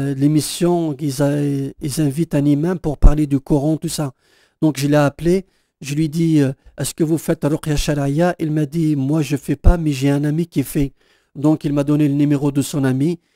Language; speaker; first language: French; non-native, local second language; Kabyle